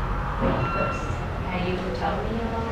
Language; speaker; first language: English; non-native, learner; Spanish